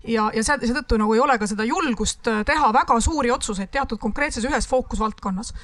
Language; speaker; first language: Estonian; native; Estonian